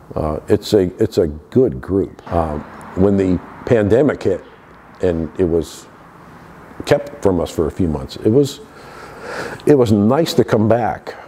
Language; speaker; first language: English; native; English